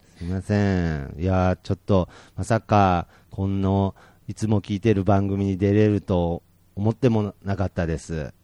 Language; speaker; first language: Japanese; native; Japanese